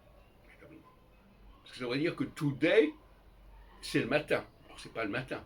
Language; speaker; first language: French; native; French